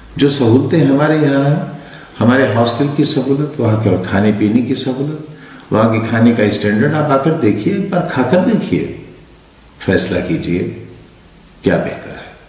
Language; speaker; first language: Urdu; native; Urdu